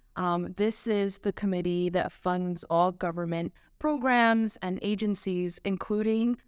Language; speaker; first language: English; native; English